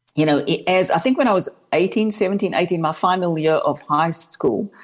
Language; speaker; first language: English; native; English